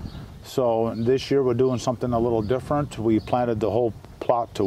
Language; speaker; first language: English; native; English